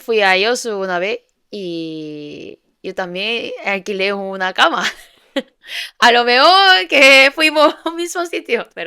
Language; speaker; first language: Spanish; non-native, fluent; Korean